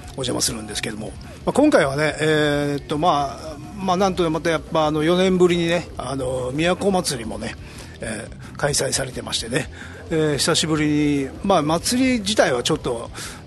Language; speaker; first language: Japanese; native; Japanese